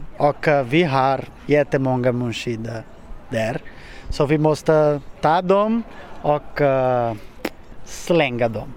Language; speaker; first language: Swedish; non-native, learner; Portuguese